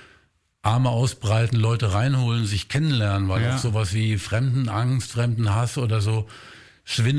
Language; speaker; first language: German; native; German